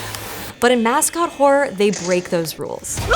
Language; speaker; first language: English; native; English